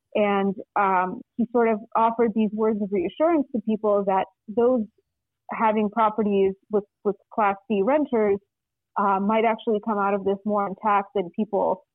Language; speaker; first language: English; non-native, fluent; Russian